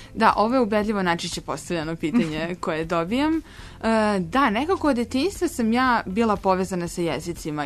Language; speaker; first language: Serbian; native; Serbian